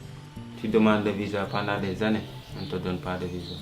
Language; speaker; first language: French; non-native, local second language; Wolof